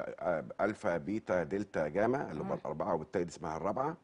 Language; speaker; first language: Arabic; native; Arabic